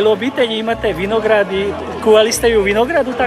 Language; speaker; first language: Serbian; native; Serbian